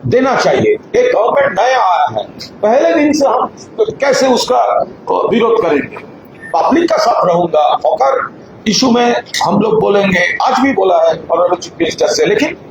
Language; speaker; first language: Hindi; non-native, local second language; Bangla